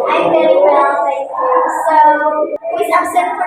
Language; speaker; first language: English; non-native, fluent; Indonesian